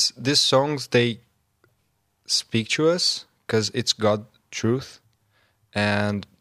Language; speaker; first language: English; non-native, learner; Portuguese